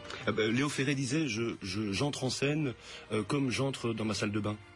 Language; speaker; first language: French; native; French